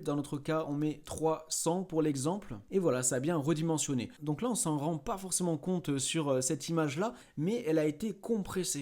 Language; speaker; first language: French; native; French